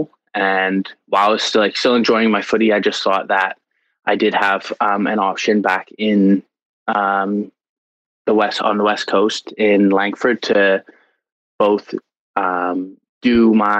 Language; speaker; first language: English; native; English